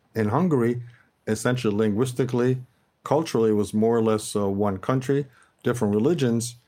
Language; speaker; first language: English; native; English